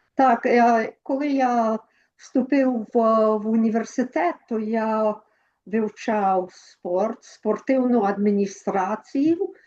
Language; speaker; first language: Ukrainian; early bilingual, other home language; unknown